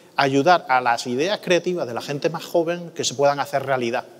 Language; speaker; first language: Spanish; native; Spanish